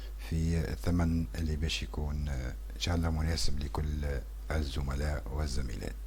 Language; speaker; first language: Arabic; native; Arabic